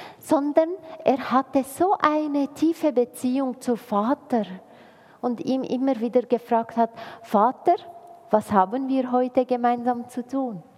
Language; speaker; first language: German; non-native, fluent; Arabic